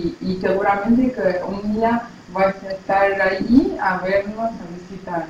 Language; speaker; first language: Spanish; non-native, fluent; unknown